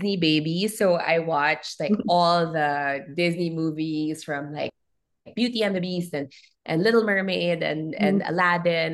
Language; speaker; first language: English; non-native, local second language; Filipino